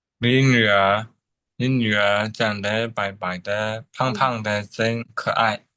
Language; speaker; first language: Chinese; non-native, learner; Burmese